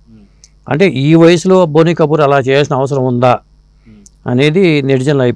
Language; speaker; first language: Telugu; native; Telugu